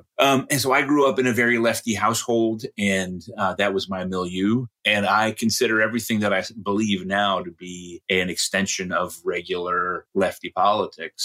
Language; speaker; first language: English; native; English